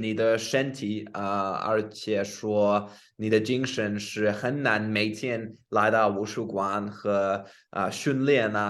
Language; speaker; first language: Chinese; non-native, fluent; English